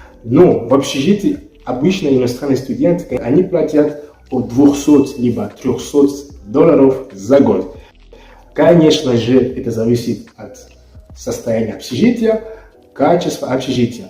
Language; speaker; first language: Russian; non-native, fluent; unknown